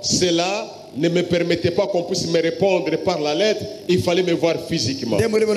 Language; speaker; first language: French; non-native, local second language; Lingala